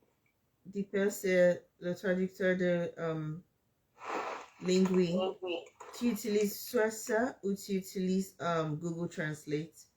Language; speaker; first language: French; non-native, fluent; English